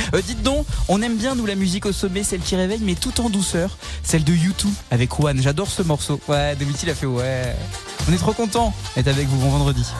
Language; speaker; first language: French; native; French